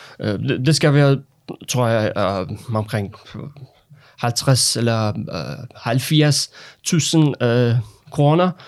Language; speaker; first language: Danish; non-native, learner; Persian